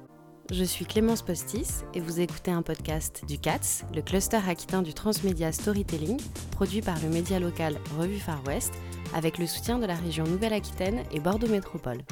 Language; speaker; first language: French; native; French